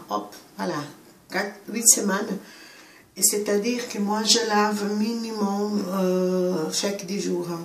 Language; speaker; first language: French; non-native, fluent; Portuguese